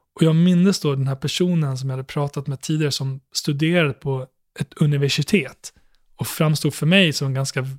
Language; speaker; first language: Swedish; native; Swedish